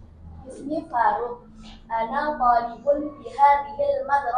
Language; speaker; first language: Arabic; non-native, learner; Indonesian